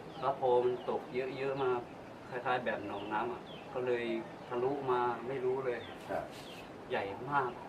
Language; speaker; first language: Thai; native; Thai